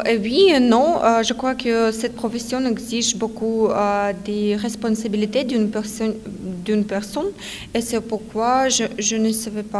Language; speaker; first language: French; non-native, fluent; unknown